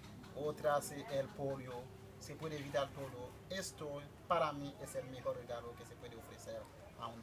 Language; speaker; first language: Spanish; non-native, fluent; Haitian Creole